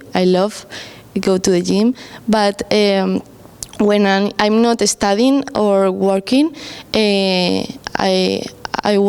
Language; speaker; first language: English; non-native, learner; Spanish